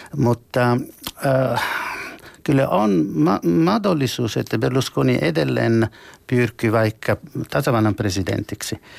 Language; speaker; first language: Finnish; non-native, fluent; Italian